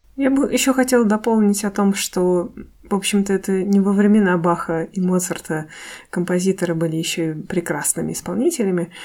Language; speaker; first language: Russian; native; Russian